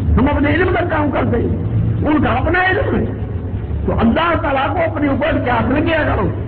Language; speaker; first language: Urdu; non-native, local second language; Sindhi